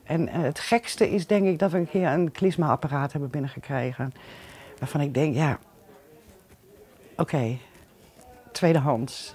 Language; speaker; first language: Dutch; native; Dutch